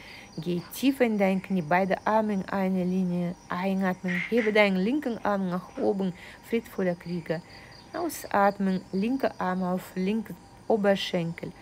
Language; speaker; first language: German; non-native, fluent; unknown